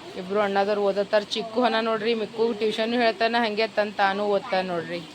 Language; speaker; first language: Kannada; native; Kannada